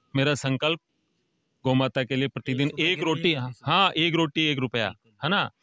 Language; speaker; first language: Hindi; native; Hindi